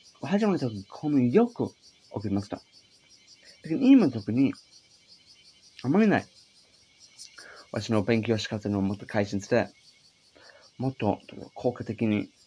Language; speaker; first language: Japanese; non-native, learner; English